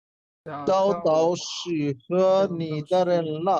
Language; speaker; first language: Chinese; non-native, learner; Bangla